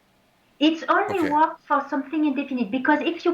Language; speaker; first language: English; non-native, fluent; French